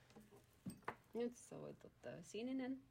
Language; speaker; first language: Finnish; non-native, learner; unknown